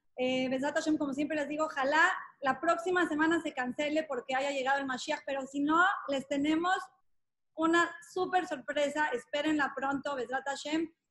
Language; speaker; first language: Spanish; native; Spanish